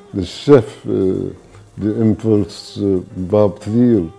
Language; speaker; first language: French; non-native, fluent; English